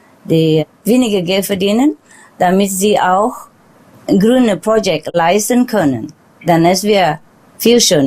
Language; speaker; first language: German; non-native, learner; Vietnamese